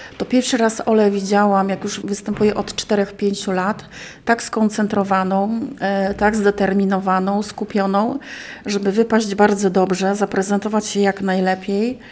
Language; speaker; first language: Polish; native; Polish